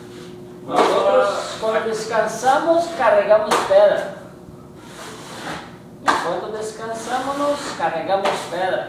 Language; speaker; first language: Spanish; non-native, fluent; Portuguese